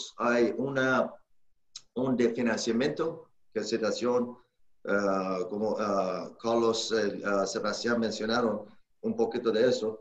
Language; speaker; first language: Spanish; non-native, learner; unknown